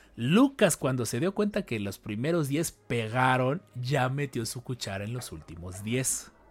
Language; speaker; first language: Spanish; native; Spanish